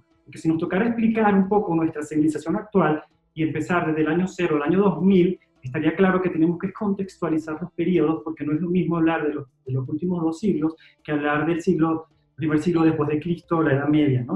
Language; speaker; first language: Spanish; native; Spanish